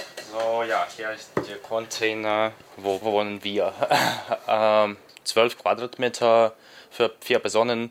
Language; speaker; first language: German; non-native, learner; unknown